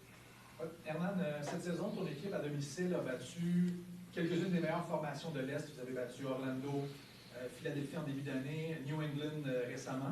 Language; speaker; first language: French; native; French